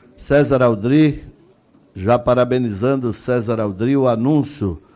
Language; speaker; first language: Portuguese; native; Portuguese